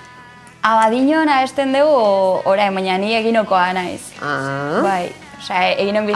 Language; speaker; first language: Basque; non-native, local second language; Spanish